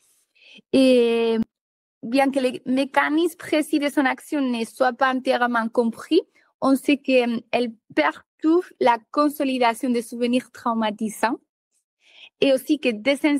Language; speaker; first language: French; native; French